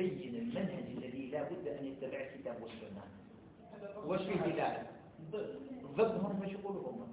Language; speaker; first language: Arabic; native; Arabic